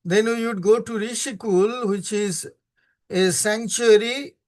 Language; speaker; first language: English; non-native, local second language; Hindi